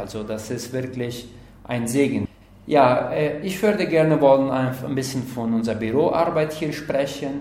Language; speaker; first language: German; non-native, learner; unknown